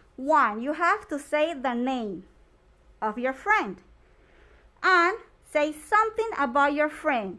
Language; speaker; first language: English; non-native, fluent; Spanish